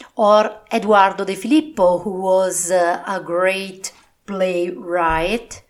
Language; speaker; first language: English; non-native, fluent; Italian